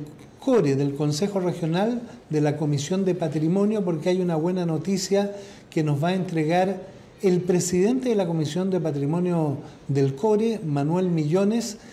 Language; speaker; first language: Spanish; native; Spanish